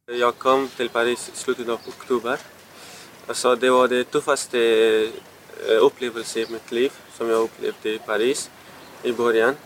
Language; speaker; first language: Swedish; early bilingual, other home language; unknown